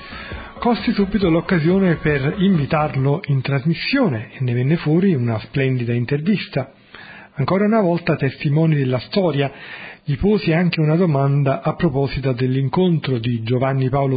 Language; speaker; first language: Italian; native; Italian